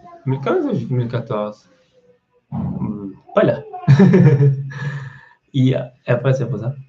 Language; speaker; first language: French; non-native, learner; Portuguese